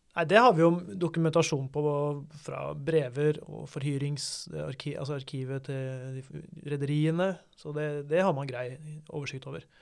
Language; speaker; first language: Norwegian; native; Norwegian